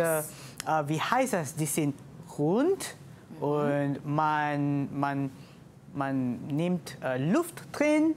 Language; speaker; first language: German; non-native, learner; Malay